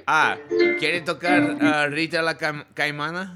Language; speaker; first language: Spanish; non-native, learner; English